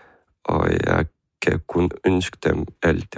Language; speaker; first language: Danish; non-native, fluent; Ukrainian